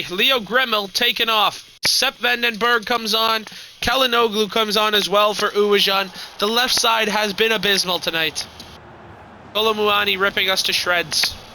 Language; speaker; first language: English; native; English